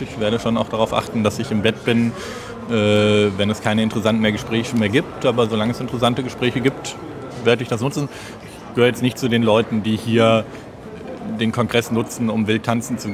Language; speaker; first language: German; native; German